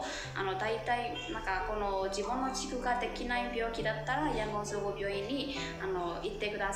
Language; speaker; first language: Japanese; non-native, fluent; Burmese